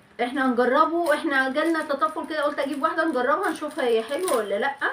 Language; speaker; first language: Arabic; native; Arabic